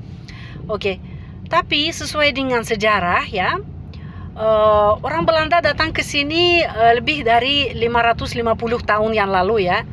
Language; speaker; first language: Indonesian; non-native, fluent; Russian